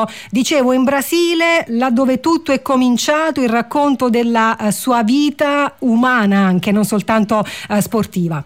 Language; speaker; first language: Italian; native; Italian